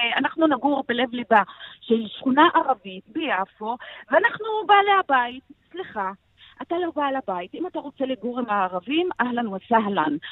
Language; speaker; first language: Hebrew; non-native, local second language; Arabic